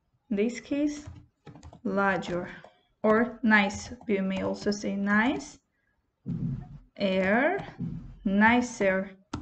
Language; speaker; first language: English; non-native, fluent; Azerbaijani